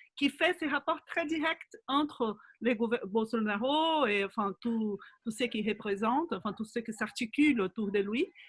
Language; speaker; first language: French; non-native, fluent; Portuguese